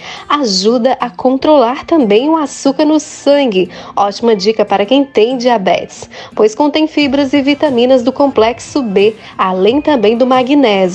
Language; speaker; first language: Portuguese; native; Portuguese